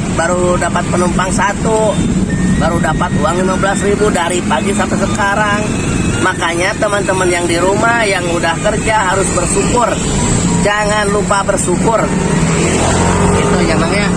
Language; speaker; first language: Indonesian; non-native, local second language; Sundanese